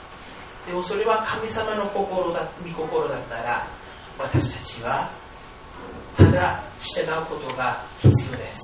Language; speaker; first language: Japanese; non-native, fluent; English